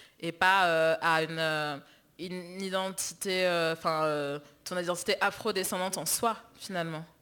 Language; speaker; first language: French; native; French